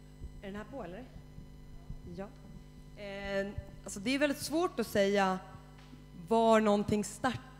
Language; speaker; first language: Swedish; native; Swedish